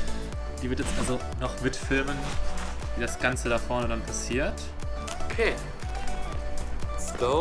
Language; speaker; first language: German; native; German